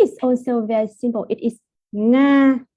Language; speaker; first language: English; non-native, fluent; Vietnamese